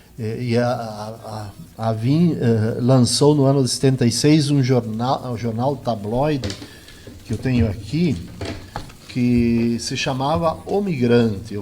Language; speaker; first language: Portuguese; native; Portuguese